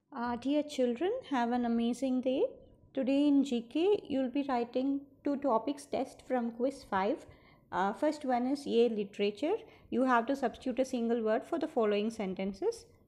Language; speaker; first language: English; non-native, local second language; Tamil